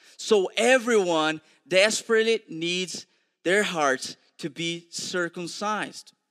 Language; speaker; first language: English; non-native, fluent; Portuguese